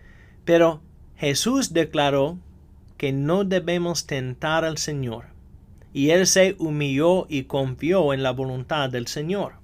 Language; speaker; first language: Spanish; non-native, fluent; English